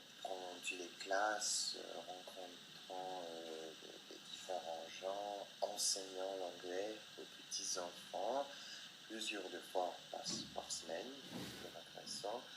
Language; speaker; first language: French; non-native, fluent; English